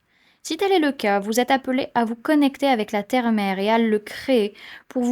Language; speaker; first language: French; native; French